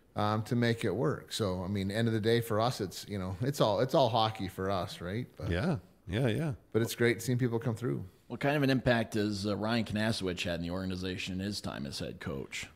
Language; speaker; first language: English; native; English